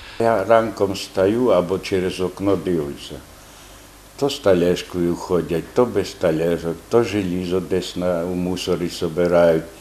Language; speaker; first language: Ukrainian; non-native, local second language; Romany